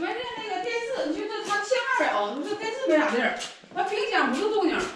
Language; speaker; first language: Chinese; native; Chinese